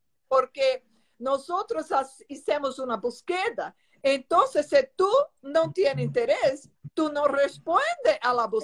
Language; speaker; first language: Spanish; non-native, learner; Portuguese